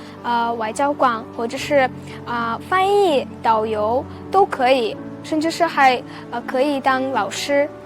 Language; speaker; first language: Chinese; non-native, fluent; Uzbek